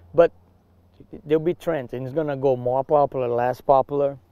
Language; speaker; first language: English; non-native, fluent; Portuguese